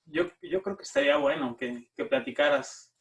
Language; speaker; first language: Spanish; native; Spanish